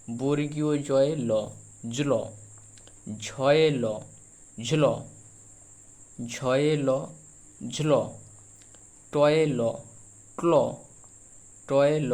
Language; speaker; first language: Bangla; native; Bangla